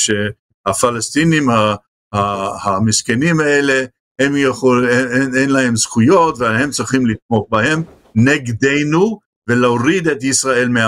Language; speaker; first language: Hebrew; non-native, fluent; English